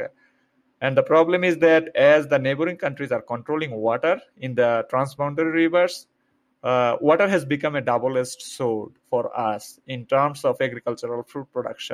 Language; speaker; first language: English; non-native, local second language; Bangla